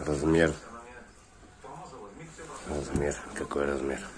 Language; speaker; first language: Russian; native; Russian